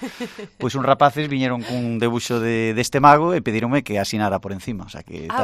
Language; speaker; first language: Galician; non-native, local second language; Spanish